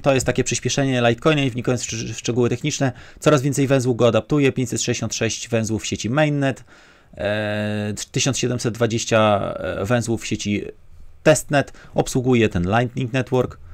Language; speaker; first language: Polish; native; Polish